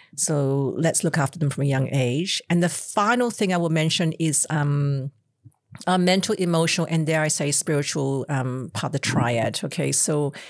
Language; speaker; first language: English; non-native, local second language; Cantonese